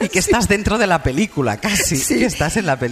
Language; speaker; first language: Spanish; native; Spanish